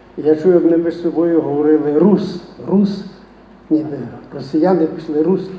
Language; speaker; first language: Ukrainian; native; Ukrainian